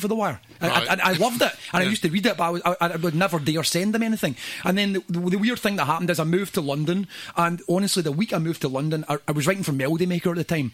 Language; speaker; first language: English; native; English